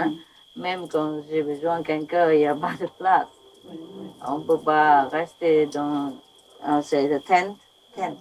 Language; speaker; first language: French; non-native, learner; Vietnamese